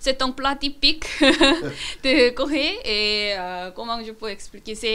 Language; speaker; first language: French; non-native, learner; Korean